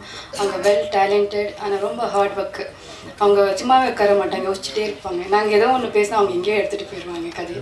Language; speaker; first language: Tamil; non-native, fluent; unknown